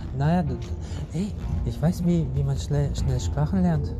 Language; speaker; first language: German; non-native, fluent; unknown